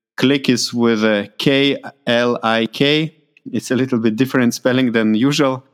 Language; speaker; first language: English; non-native, fluent; Lithuanian